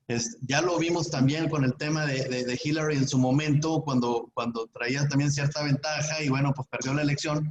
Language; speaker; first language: Spanish; native; Spanish